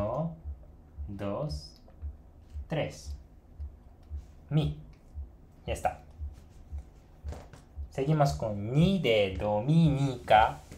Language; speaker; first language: Spanish; non-native, fluent; Japanese